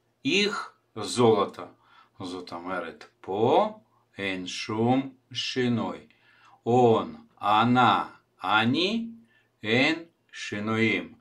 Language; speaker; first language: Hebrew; non-native, fluent; Russian